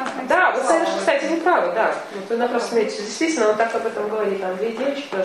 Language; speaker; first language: Russian; native; Russian